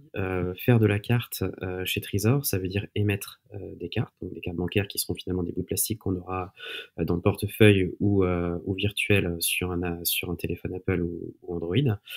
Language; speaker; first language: French; native; French